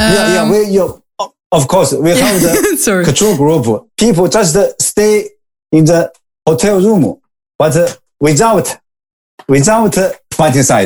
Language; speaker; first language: English; non-native, learner; Japanese